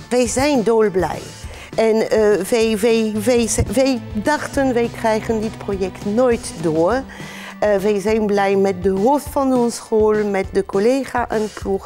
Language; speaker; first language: Dutch; non-native, fluent; French